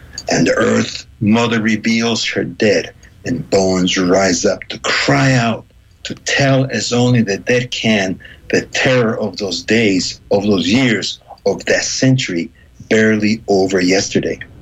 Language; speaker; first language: English; non-native, fluent; Spanish